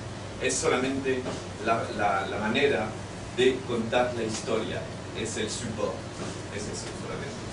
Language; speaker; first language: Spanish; non-native, fluent; French